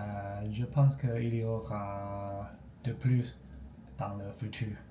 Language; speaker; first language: French; non-native, learner; Chinese